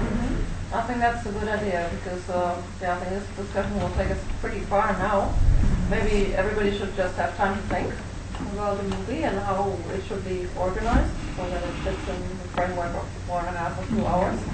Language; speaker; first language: English; non-native, fluent; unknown